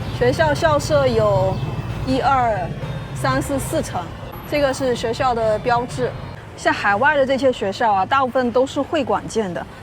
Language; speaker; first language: Chinese; native; Chinese